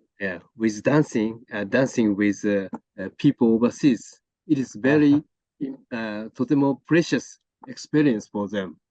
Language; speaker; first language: English; non-native, learner; Japanese